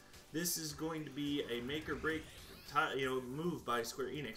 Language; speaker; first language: English; native; English